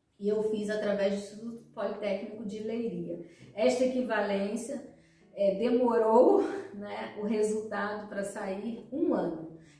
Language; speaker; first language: Portuguese; native; Portuguese